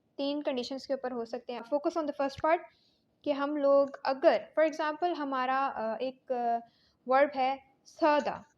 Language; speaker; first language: Urdu; native; Urdu